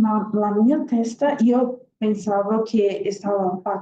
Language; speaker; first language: Italian; non-native, learner; Portuguese